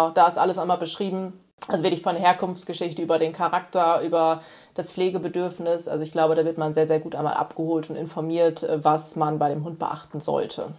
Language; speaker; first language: German; native; German